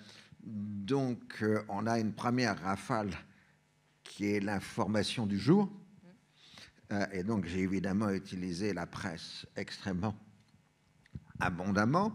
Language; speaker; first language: French; native; French